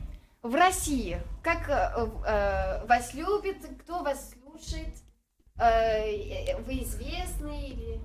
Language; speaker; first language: Russian; non-native, learner; French